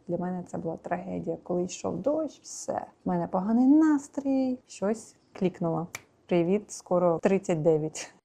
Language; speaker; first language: Ukrainian; non-native, local second language; Russian